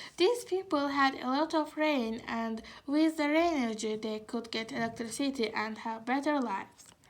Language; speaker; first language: English; non-native, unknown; Azerbaijani